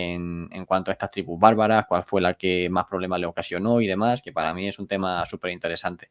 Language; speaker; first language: Spanish; native; Spanish